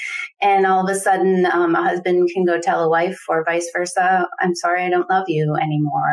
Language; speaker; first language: English; native; English